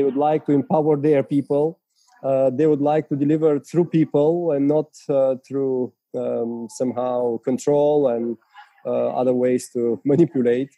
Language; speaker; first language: English; non-native, fluent; Bulgarian